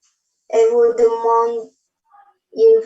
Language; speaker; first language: French; non-native, learner; Indonesian